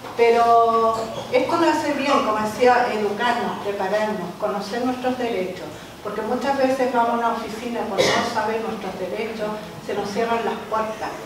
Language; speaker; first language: Spanish; native; Spanish